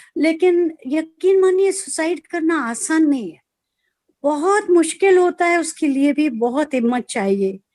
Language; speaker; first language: Hindi; native; Hindi